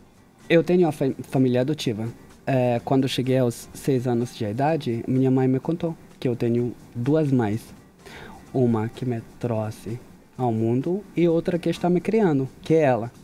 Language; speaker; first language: Portuguese; non-native, fluent; Hebrew